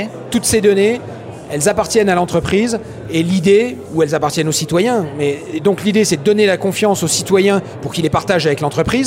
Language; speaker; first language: French; native; French